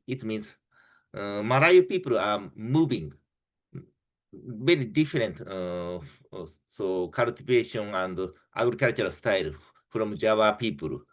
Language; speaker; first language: English; non-native, fluent; Japanese